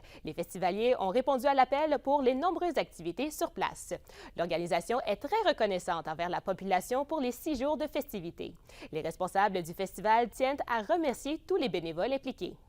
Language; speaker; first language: French; native; French